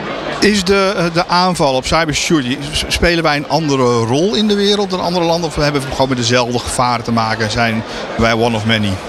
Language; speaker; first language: Dutch; native; Dutch